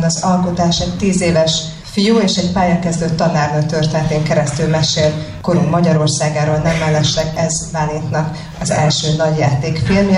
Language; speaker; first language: Hungarian; native; Hungarian